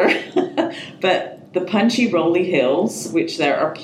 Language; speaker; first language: English; native; English